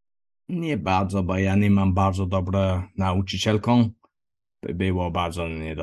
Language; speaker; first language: Polish; non-native, learner; English